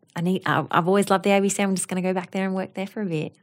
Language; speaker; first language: English; native; English